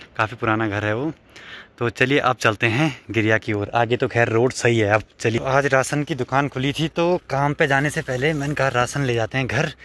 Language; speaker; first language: Hindi; native; Hindi